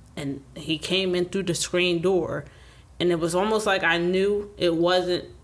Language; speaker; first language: English; native; English